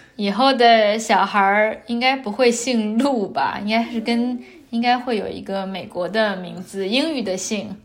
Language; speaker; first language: Chinese; native; Chinese